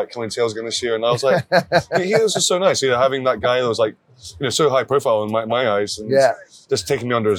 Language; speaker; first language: English; native; English